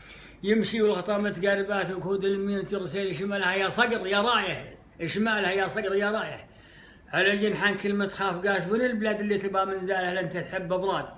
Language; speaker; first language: Arabic; native; Arabic